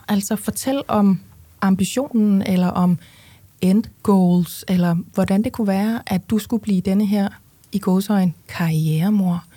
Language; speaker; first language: Danish; native; Danish